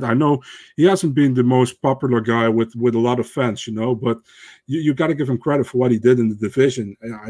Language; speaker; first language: English; non-native, fluent; Dutch